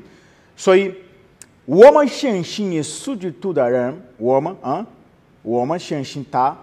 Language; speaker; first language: Chinese; non-native, learner; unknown